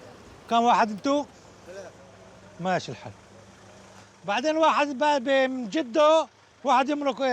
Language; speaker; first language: Arabic; non-native, fluent; Hebrew